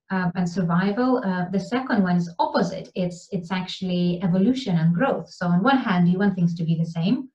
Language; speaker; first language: English; non-native, fluent; Lithuanian